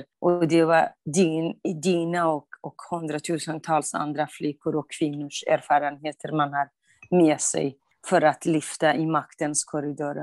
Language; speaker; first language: Swedish; non-native, fluent; Kurdish